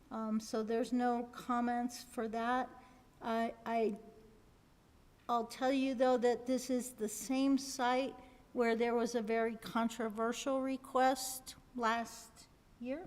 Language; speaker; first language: English; native; English